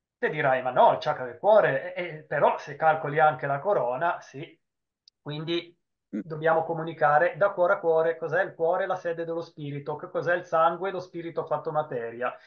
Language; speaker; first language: Italian; native; Italian